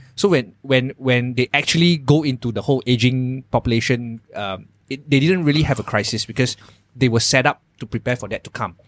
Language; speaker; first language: English; non-native, local second language; Chinese